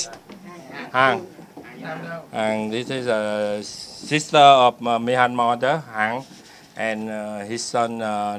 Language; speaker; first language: English; non-native, learner; Vietnamese